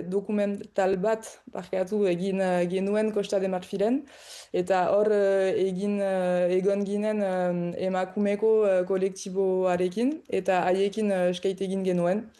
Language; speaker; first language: Basque; non-native, local second language; French